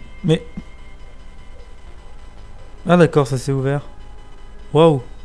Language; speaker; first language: French; native; French